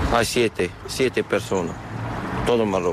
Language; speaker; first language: Spanish; non-native, learner; Arabic